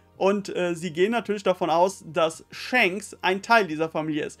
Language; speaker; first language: German; native; German